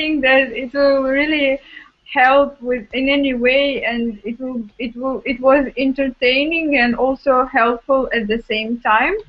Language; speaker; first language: English; non-native, fluent; Russian